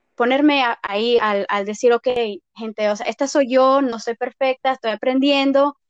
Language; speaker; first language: Spanish; early bilingual, heritage; Spanish